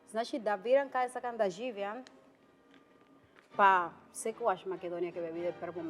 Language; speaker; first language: Macedonian; non-native, fluent; Spanish